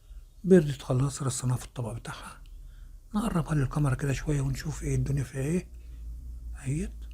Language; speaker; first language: Arabic; native; Arabic